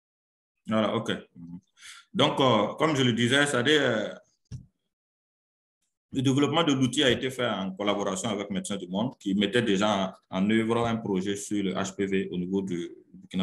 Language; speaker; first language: French; non-native, local second language; Mossi